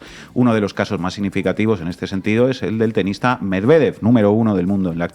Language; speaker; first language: Spanish; native; Spanish